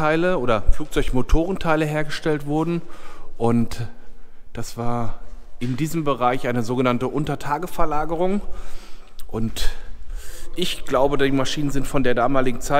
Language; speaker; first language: German; native; German